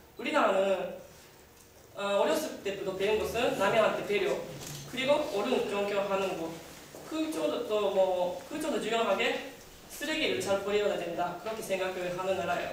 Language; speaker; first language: Korean; non-native, learner; Japanese